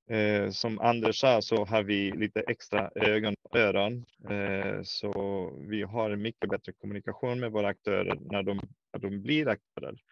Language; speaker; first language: Swedish; non-native, fluent; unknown